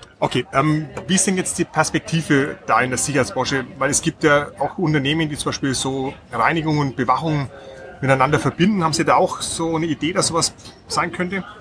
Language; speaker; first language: German; native; German